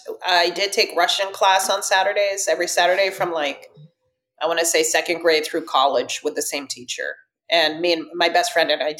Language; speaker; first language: English; early bilingual, other home language; Russian